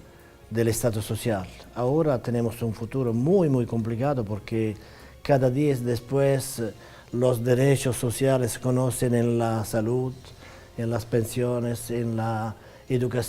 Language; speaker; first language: Spanish; non-native, fluent; Italian